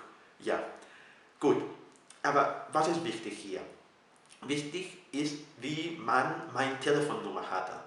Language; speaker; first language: German; non-native, fluent; Catalan